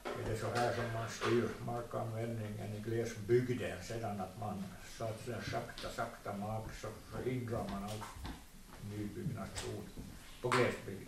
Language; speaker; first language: Swedish; native; Swedish